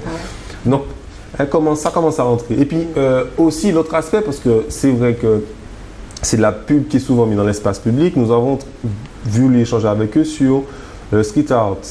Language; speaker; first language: French; native; French